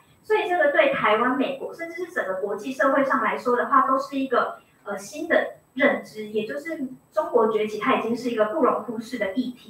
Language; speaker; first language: Chinese; native; Chinese